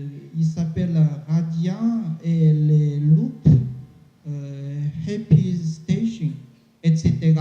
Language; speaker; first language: French; non-native, learner; Chinese